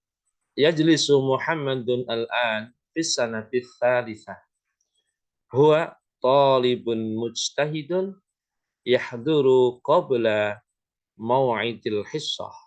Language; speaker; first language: Arabic; non-native, fluent; Indonesian